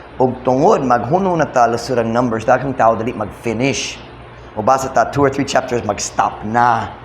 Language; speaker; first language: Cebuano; non-native, fluent; English